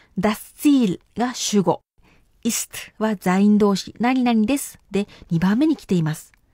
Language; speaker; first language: Japanese; native; Japanese